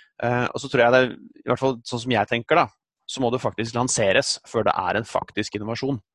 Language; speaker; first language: Norwegian; native; Norwegian